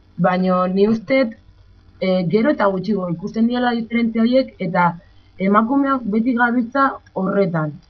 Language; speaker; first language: Basque; non-native, local second language; Spanish